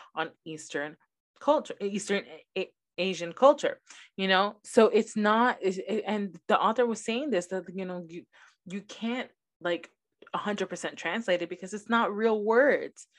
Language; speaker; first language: English; early bilingual, other home language; Spanish